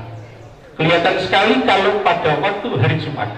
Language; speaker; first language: Indonesian; native; Indonesian